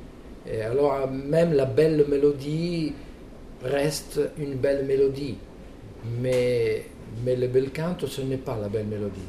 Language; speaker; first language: French; non-native, fluent; Italian